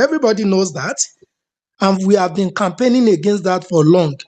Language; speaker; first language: English; non-native, local second language; Yoruba